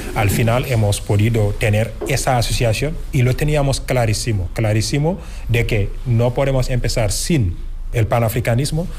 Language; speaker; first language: Spanish; non-native, fluent; Wolof